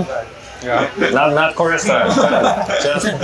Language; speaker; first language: English; non-native, learner; Korean